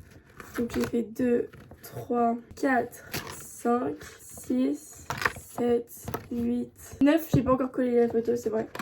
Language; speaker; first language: French; native; French